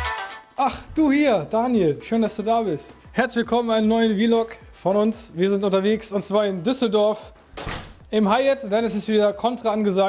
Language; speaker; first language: German; native; German